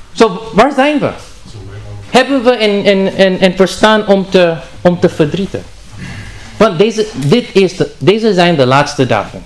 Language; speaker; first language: Dutch; non-native, learner; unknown